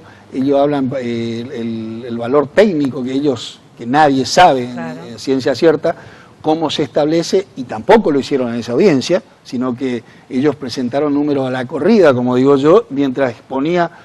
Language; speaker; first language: Spanish; native; Spanish